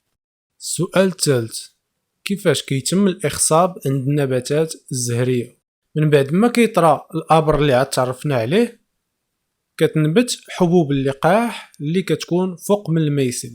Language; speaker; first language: Arabic; native; Arabic